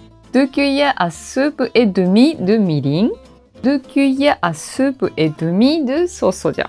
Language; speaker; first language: French; non-native, learner; Japanese